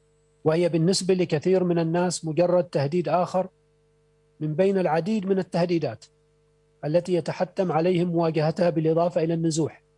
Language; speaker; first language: Arabic; native; Arabic